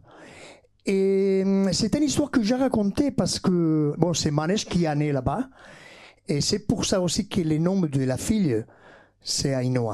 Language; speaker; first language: French; non-native, fluent; Basque